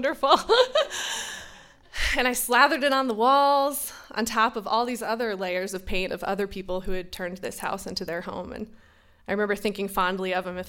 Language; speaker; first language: English; native; English